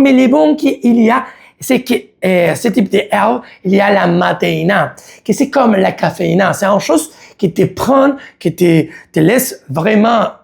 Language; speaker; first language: French; non-native, learner; Spanish